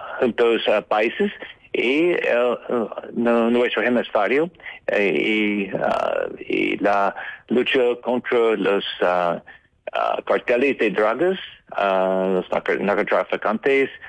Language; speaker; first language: Spanish; non-native, learner; English